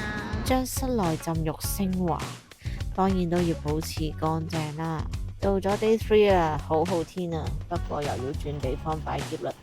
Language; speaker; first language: Cantonese; native; Cantonese